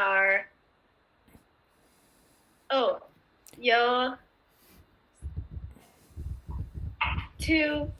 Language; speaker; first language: Spanish; non-native, learner; English